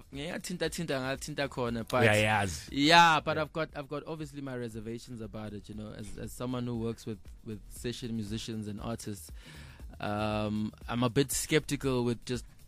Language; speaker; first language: English; non-native, local second language; Zulu